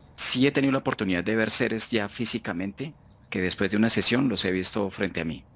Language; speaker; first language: Spanish; native; Spanish